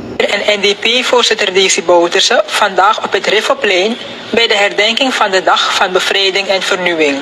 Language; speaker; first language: Dutch; native; Dutch